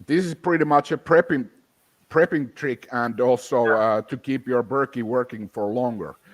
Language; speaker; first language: English; non-native, fluent; Finnish